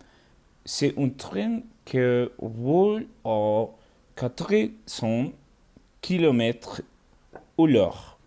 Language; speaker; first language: French; non-native, learner; Spanish